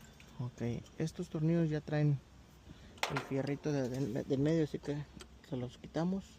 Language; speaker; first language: Spanish; native; Spanish